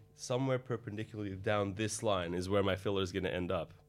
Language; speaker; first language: English; non-native, fluent; Dutch